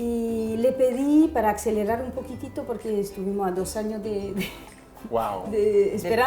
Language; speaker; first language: Spanish; non-native, fluent; French